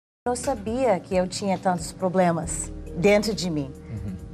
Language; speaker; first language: Portuguese; non-native, fluent; English